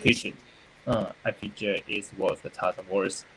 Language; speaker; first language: English; non-native, learner; Japanese